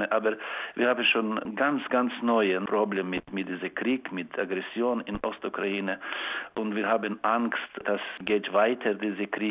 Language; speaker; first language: German; non-native, learner; Ukrainian